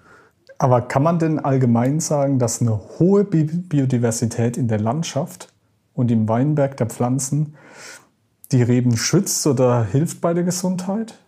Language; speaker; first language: German; native; German